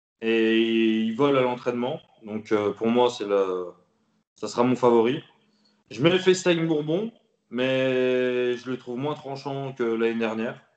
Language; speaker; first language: French; native; French